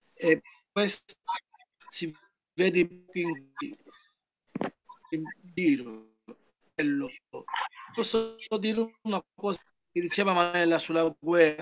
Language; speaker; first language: Italian; non-native, learner; Portuguese